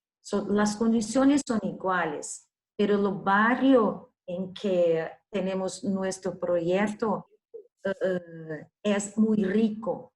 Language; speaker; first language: Spanish; non-native, learner; Portuguese